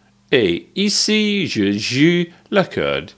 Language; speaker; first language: French; non-native, learner; English